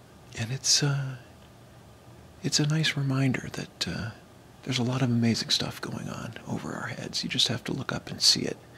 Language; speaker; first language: English; native; English